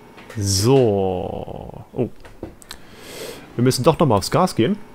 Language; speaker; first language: German; native; German